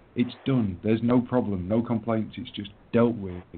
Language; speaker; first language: English; native; English